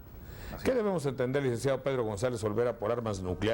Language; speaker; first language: Spanish; native; Spanish